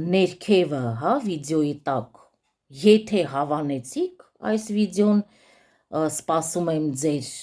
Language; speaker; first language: Armenian; early bilingual, heritage; Armenian